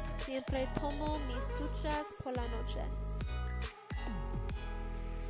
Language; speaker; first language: Spanish; non-native, learner; English